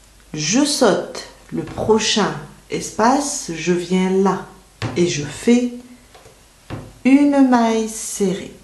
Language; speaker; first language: French; native; French